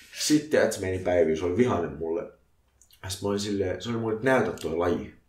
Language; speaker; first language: Finnish; early bilingual, other home language; Arabic